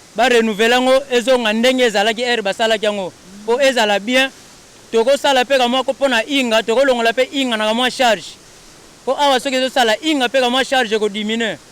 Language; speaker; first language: Lingala; non-native, local second language; Kongo